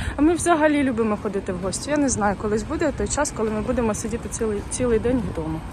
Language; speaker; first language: Ukrainian; non-native, local second language; Russian